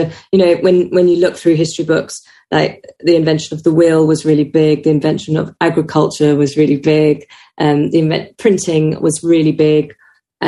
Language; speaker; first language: English; native; English